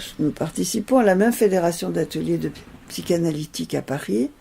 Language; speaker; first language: French; native; French